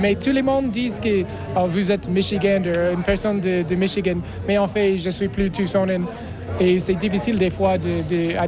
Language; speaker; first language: French; non-native, fluent; English